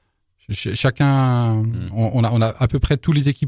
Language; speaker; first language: French; native; French